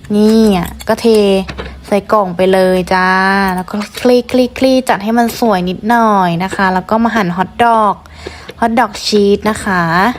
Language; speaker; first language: Thai; native; Thai